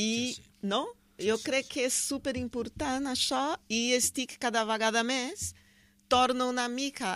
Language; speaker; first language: Catalan; non-native, fluent; Portuguese